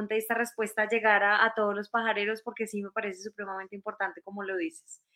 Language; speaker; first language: Spanish; native; Spanish